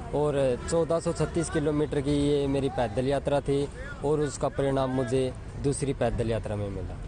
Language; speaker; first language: Hindi; native; Hindi